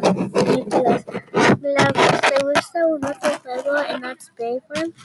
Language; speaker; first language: Spanish; early bilingual, heritage; Spanish